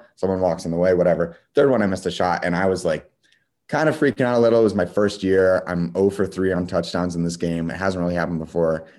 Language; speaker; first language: English; native; English